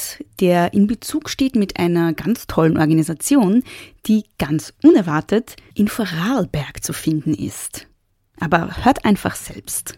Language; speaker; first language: German; native; German